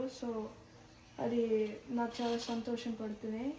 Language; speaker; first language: Telugu; early bilingual, heritage; Telugu